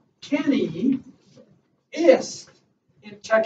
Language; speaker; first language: English; native; English